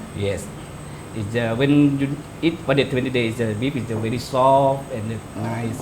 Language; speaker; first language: English; non-native, learner; Thai